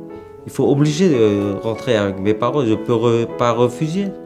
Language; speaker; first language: French; early bilingual, other home language; Vietnamese